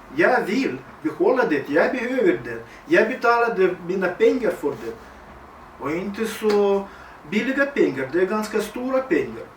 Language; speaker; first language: Swedish; non-native, fluent; Russian